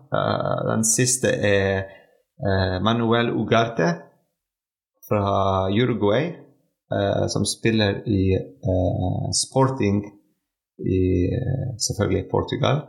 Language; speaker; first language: Norwegian; non-native, fluent; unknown